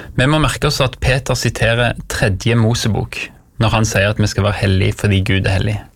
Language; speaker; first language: Norwegian; native; Norwegian